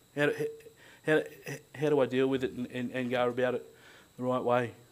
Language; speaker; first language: English; native; English